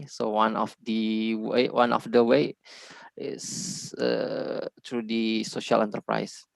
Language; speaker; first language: English; non-native, local second language; Indonesian